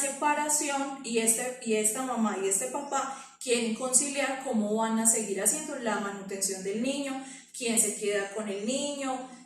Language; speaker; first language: Spanish; native; Spanish